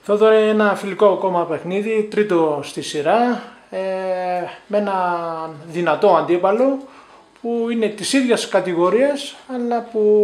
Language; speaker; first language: Greek; native; Greek